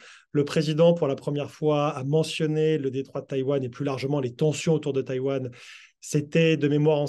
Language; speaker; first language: French; native; French